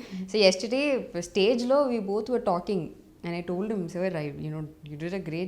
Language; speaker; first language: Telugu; non-native, fluent; Tamil